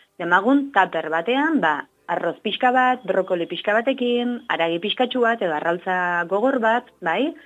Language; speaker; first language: Basque; native; Basque